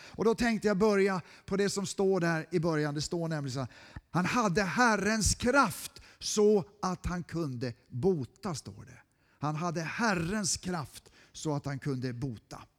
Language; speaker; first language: Swedish; native; Swedish